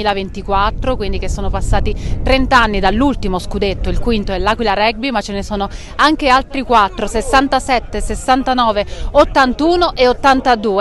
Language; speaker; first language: Italian; native; Italian